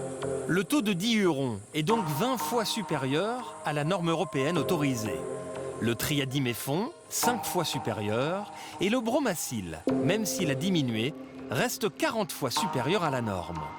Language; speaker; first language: French; native; French